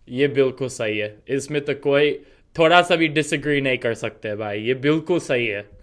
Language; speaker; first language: Hindi; non-native, fluent; English